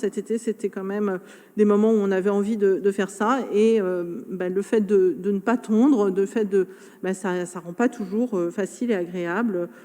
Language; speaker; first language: French; native; French